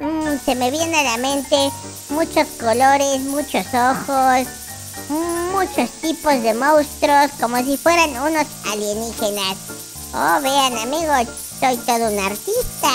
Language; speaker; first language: Spanish; native; Spanish